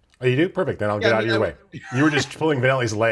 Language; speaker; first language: English; native; English